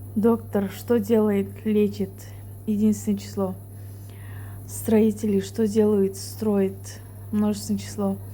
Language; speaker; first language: Russian; non-native, local second language; Kazakh